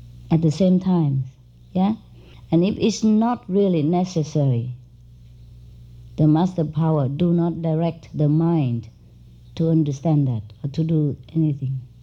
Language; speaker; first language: English; non-native, fluent; Vietnamese